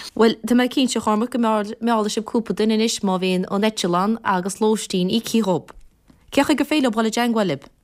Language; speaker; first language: Irish; native; Irish